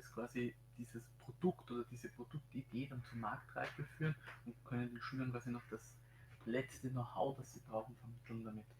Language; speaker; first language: German; native; German